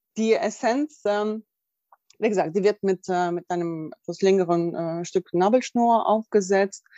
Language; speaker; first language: German; non-native, fluent; Russian